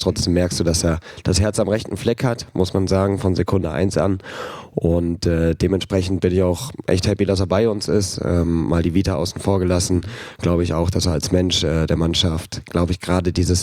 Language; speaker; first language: German; native; German